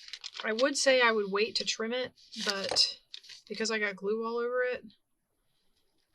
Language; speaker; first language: English; native; English